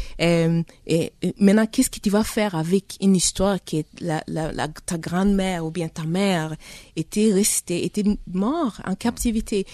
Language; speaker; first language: French; early bilingual, heritage; French